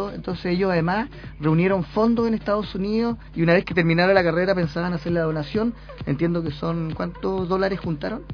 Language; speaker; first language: Spanish; native; Spanish